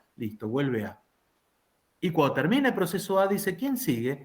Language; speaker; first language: Spanish; native; Spanish